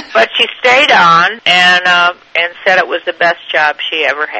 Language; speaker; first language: English; native; English